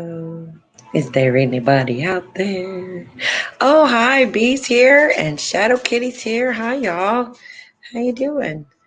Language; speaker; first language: English; native; English